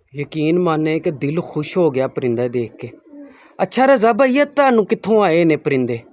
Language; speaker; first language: Urdu; non-native, local second language; Punjabi